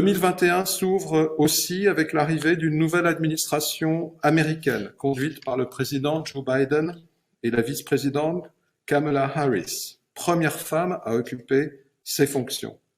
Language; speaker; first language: French; native; French